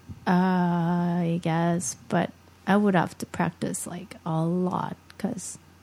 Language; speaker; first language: English; early bilingual, other home language; Japanese